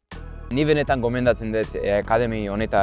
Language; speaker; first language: Basque; non-native, local second language; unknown